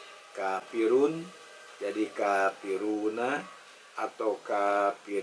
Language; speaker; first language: Arabic; non-native, fluent; Indonesian